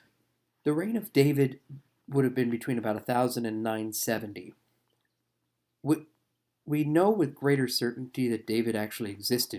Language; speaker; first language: English; native; English